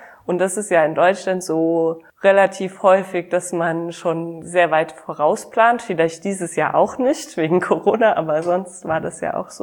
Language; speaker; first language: German; native; German